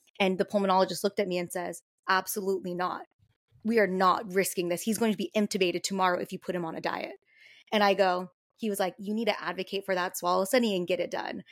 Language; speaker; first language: English; native; English